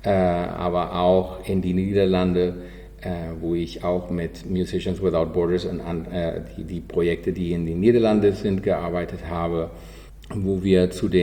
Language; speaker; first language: German; non-native, learner; Spanish